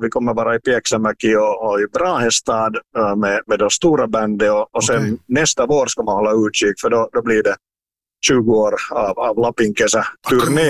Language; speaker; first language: Swedish; native; Swedish